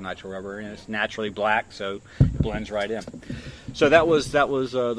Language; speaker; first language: English; native; English